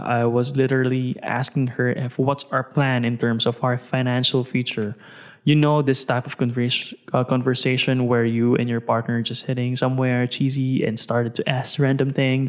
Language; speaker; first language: English; non-native, local second language; Filipino